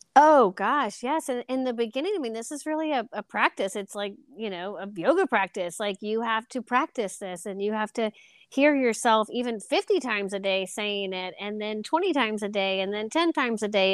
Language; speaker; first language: English; native; English